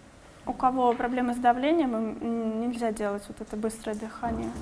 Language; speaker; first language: Russian; native; Russian